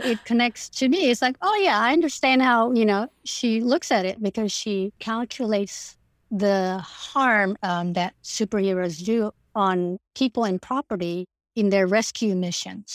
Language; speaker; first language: English; non-native, fluent; Indonesian